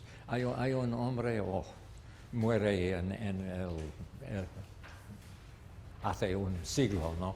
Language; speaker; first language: Spanish; non-native, learner; English